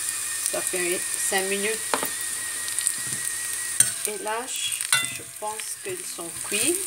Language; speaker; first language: French; non-native, fluent; Hindi